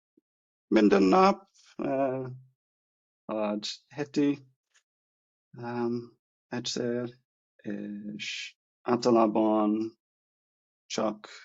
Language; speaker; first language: Hungarian; non-native, learner; English